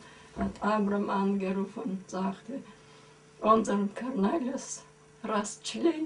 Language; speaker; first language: German; early bilingual, heritage; German